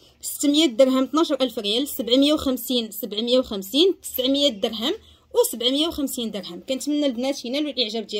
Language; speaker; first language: Arabic; native; Arabic